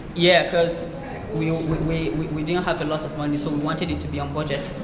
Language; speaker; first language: English; non-native, local second language; Hausa